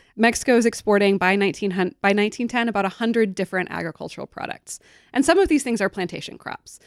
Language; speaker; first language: English; native; English